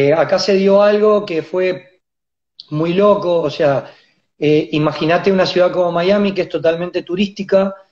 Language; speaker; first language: Spanish; native; Spanish